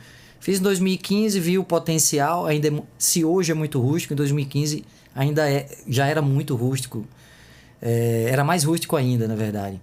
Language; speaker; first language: Portuguese; native; Portuguese